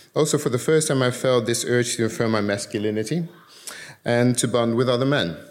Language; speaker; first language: English; early bilingual, other home language; Dutch